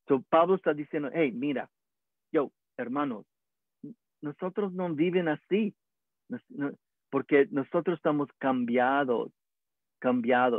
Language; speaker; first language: Spanish; early bilingual, heritage; English